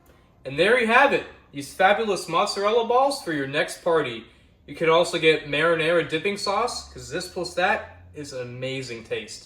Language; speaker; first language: English; native; English